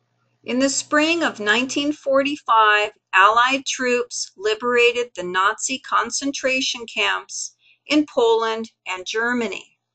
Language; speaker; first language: English; native; English